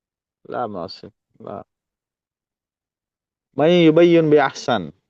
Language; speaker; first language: Arabic; non-native, learner; Urdu